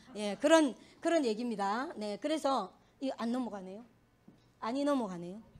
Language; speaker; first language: Korean; native; Korean